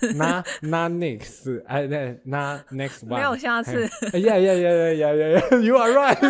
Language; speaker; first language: English; non-native, learner; Chinese